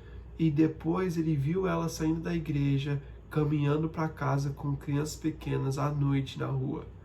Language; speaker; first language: Portuguese; non-native, fluent; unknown